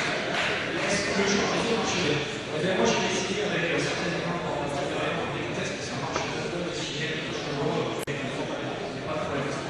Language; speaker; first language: French; native; French